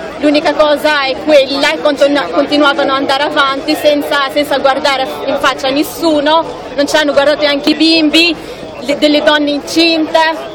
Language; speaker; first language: Italian; non-native, fluent; Arabic